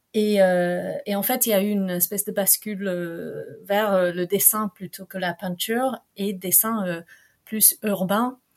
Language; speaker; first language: French; non-native, fluent; English